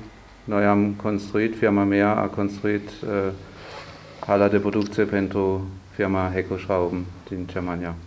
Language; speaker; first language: Romanian; non-native, learner; German